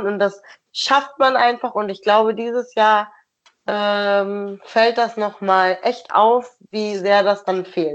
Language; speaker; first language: German; native; German